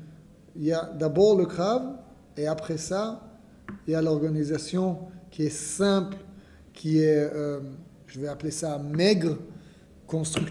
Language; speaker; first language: French; non-native, fluent; Hebrew